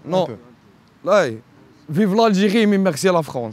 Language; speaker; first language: French; non-native, learner; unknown